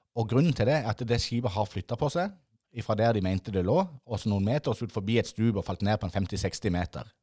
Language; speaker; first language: Norwegian; native; Norwegian